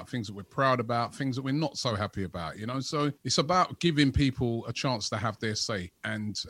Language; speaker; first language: English; native; English